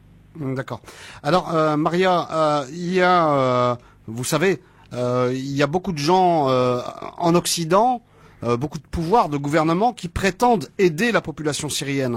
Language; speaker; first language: French; native; French